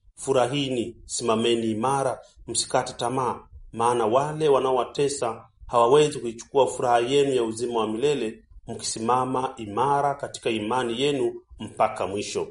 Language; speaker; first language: Swahili; native; Swahili